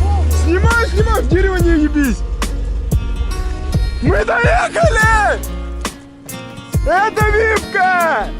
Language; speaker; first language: Russian; native; Russian